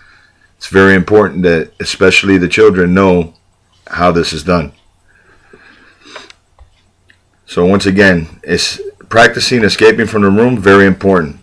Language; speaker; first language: English; native; English